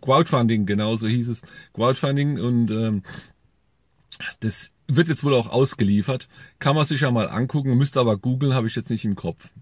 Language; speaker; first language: German; native; German